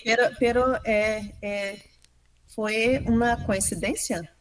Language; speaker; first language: Spanish; non-native, learner; Portuguese